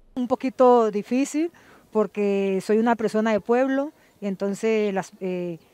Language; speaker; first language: Spanish; native; Spanish